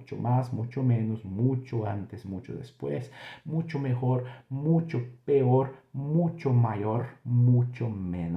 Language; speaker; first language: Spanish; non-native, fluent; Portuguese